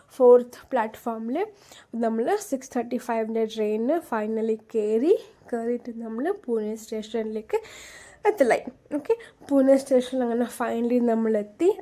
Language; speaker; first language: Malayalam; early bilingual, heritage; Malayalam